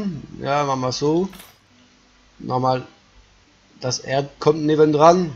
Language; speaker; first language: German; non-native, fluent; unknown